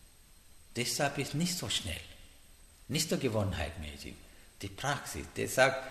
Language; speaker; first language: German; non-native, learner; Sinhala